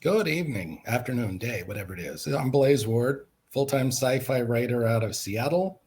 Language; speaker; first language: English; native; English